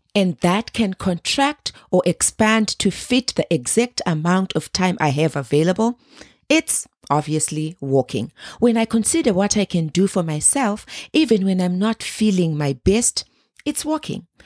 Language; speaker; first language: English; non-native, local second language; Shona